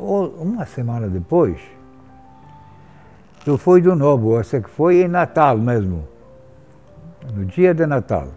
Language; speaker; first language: Portuguese; non-native, fluent; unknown